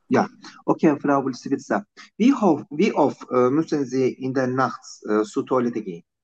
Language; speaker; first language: German; non-native, fluent; Turkish